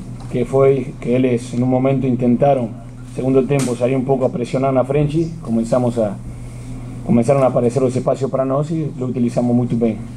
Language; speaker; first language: Portuguese; non-native, fluent; Spanish